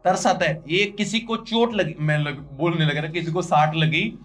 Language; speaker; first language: Hindi; non-native, local second language; Punjabi